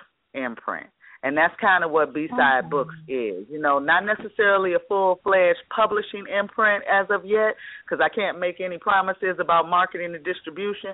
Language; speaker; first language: English; native; English